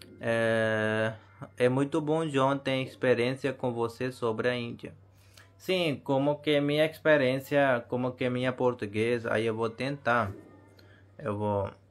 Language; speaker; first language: Portuguese; non-native, learner; Hindi